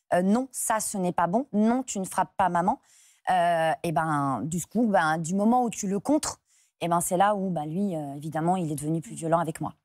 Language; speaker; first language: French; native; French